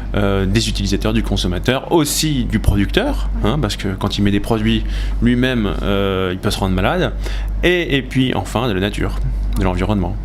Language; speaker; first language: French; native; French